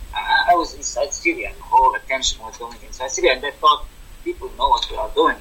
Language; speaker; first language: English; non-native, fluent; Arabic